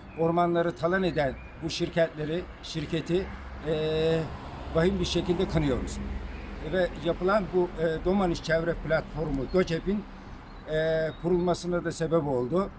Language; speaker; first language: Turkish; native; Turkish